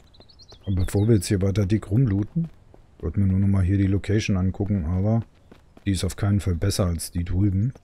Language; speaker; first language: German; native; German